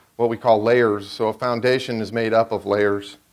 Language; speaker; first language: English; native; English